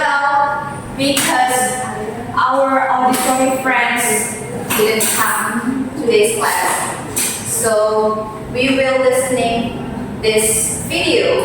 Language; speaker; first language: English; non-native, fluent; Indonesian